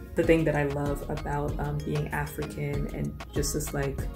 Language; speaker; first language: English; native; English